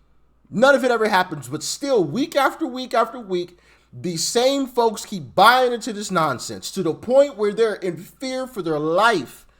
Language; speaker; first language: English; native; English